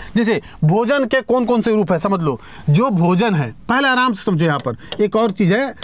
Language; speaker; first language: Hindi; native; Hindi